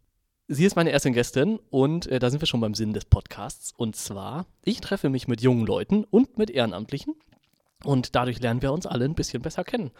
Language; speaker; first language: German; native; German